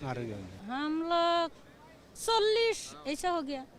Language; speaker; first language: Hindi; non-native, local second language; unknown